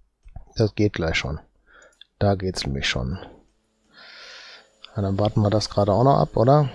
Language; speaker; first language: German; native; German